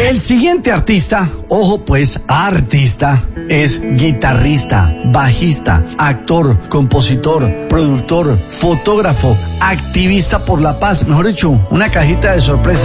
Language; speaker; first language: Spanish; native; Spanish